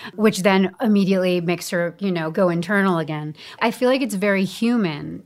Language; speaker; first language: English; native; English